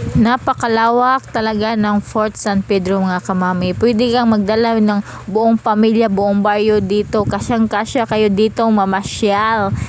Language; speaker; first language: Filipino; non-native, local second language; Cebuano